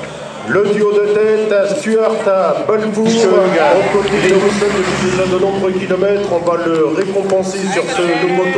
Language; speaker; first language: French; native; French